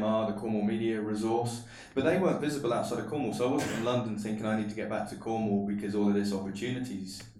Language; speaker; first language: English; native; English